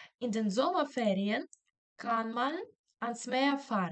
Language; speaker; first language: German; non-native, fluent; Ukrainian